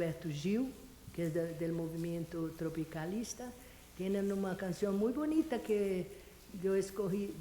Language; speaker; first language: Spanish; non-native, fluent; Portuguese